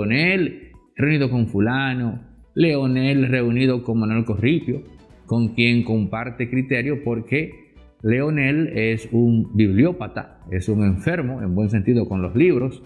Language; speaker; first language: Spanish; native; Spanish